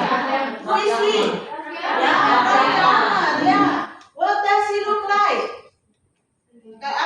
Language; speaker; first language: English; non-native, fluent; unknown